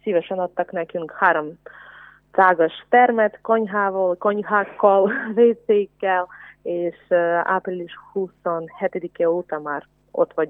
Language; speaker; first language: Hungarian; non-native, fluent; Ukrainian